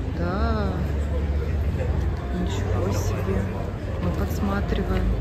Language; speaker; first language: Russian; native; Russian